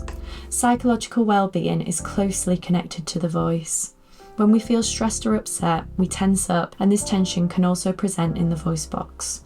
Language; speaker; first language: English; native; English